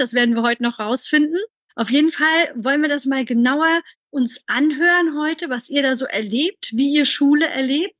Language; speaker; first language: German; native; German